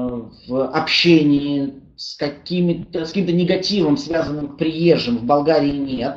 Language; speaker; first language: Russian; native; Russian